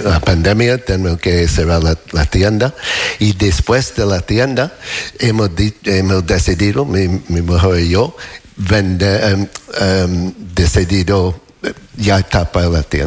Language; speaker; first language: Spanish; non-native, learner; English